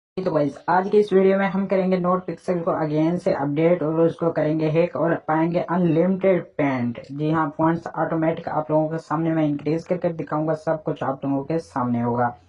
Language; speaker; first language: Urdu; non-native, local second language; Punjabi